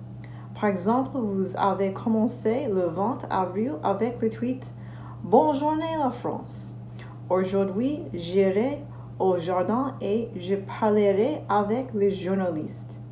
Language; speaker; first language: French; non-native, learner; English